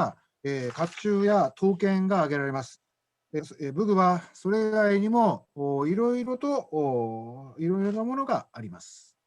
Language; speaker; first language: Japanese; native; Japanese